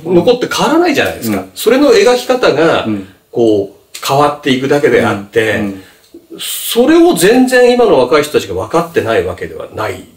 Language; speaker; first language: Japanese; native; Japanese